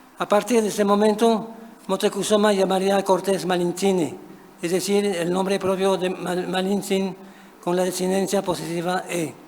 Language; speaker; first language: Spanish; non-native, fluent; French